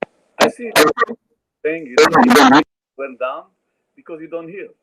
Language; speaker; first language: English; non-native, learner; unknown